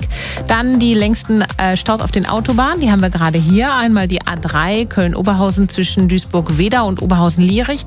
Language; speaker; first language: German; native; German